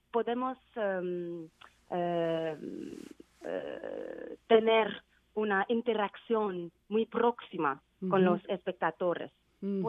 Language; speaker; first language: Spanish; non-native, learner; Vietnamese